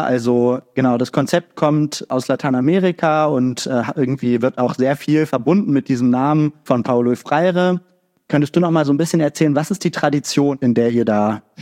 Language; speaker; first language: German; native; German